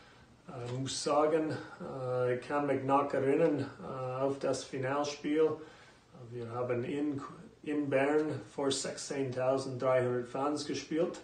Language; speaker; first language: German; non-native, fluent; English